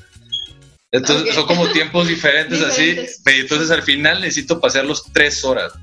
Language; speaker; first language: Spanish; native; Spanish